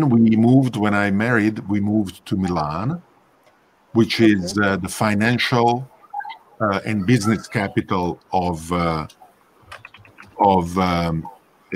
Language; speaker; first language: English; non-native, fluent; Hungarian